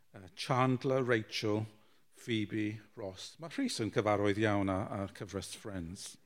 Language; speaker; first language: Welsh; non-native, local second language; English